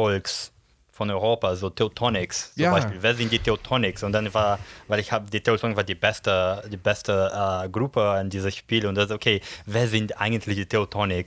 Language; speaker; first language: German; non-native, fluent; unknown